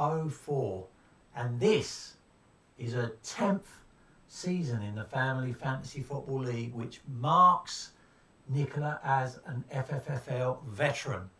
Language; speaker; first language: English; native; English